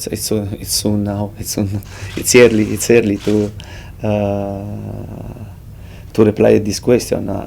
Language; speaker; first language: English; non-native, fluent; Italian